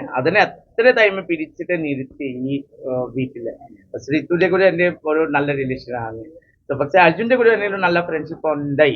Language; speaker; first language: Malayalam; non-native, local second language; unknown